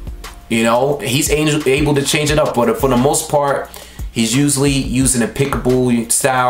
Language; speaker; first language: English; native; English